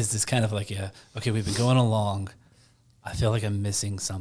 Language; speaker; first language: English; native; English